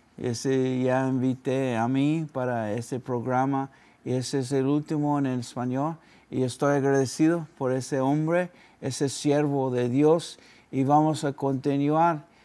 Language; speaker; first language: Spanish; early bilingual, heritage; Spanish